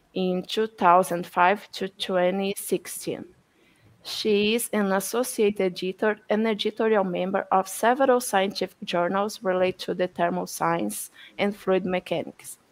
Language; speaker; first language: English; non-native, fluent; Portuguese